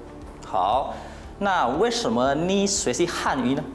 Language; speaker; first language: Chinese; non-native, fluent; Indonesian